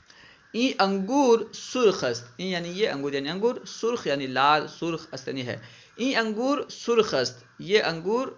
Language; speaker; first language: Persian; non-native, fluent; Urdu